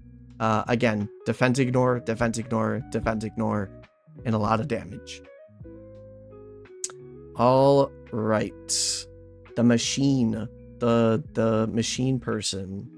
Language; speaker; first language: English; native; English